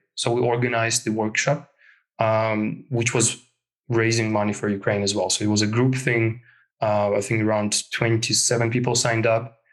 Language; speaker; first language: English; non-native, fluent; Russian